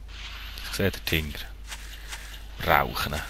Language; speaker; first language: German; native; German